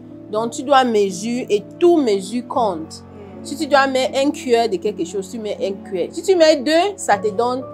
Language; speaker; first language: French; non-native, learner; English